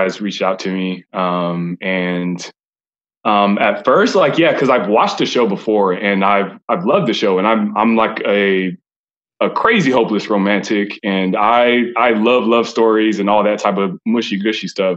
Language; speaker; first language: English; native; English